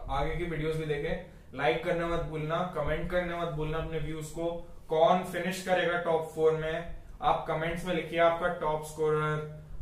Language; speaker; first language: Hindi; native; Hindi